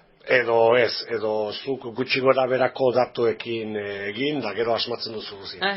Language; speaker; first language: Basque; native; Basque